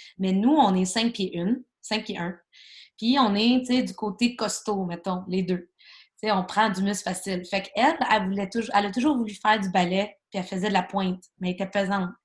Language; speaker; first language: French; native; French